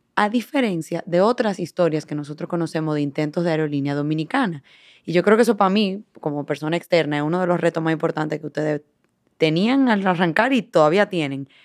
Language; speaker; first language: Spanish; native; Spanish